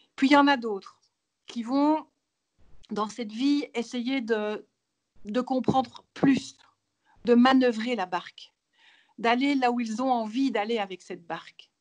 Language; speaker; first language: French; native; French